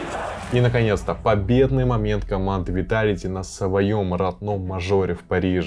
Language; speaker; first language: Russian; native; Russian